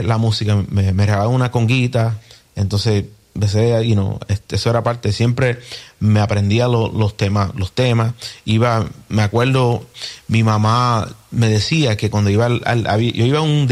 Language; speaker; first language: Spanish; early bilingual, heritage; Spanish